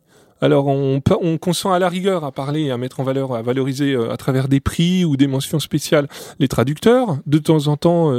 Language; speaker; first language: French; native; French